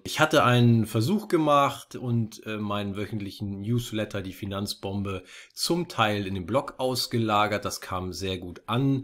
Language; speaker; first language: German; native; German